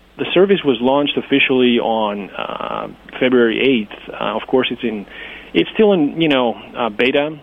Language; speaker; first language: English; non-native, fluent; Greek